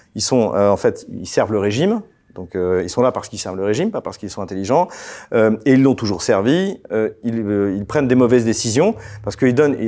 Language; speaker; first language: French; native; French